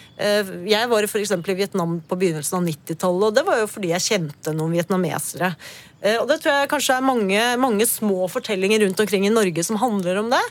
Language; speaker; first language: Norwegian; early bilingual, other home language; Spanish